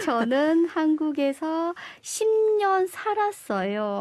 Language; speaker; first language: Korean; non-native, fluent; Chinese